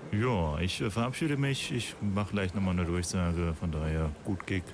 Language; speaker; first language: German; native; German